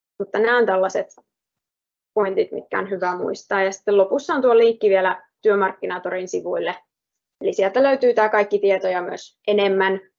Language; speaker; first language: Finnish; native; Finnish